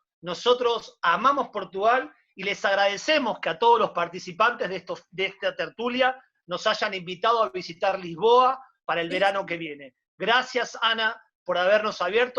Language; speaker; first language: Spanish; native; Spanish